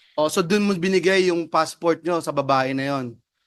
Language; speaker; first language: Filipino; native; Filipino